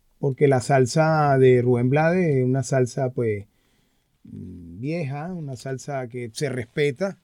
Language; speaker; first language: Spanish; native; Spanish